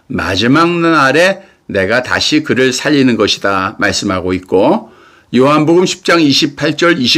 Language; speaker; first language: Korean; native; Korean